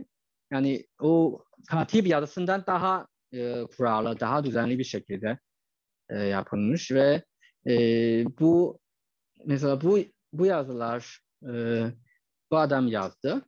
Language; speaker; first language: Turkish; non-native, fluent; Chinese